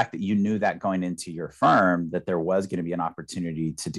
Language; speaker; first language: English; native; English